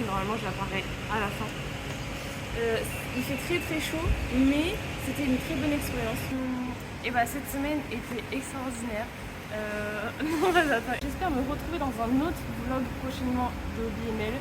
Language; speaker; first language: French; native; French